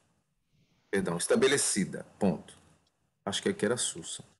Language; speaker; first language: Portuguese; native; Portuguese